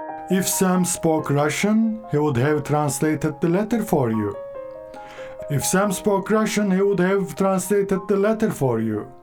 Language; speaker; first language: English; non-native, fluent; Turkish